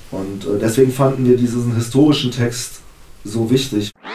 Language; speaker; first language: German; native; German